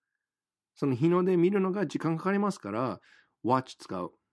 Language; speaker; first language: Japanese; non-native, fluent; English